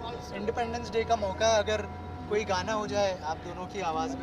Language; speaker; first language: Hindi; native; Hindi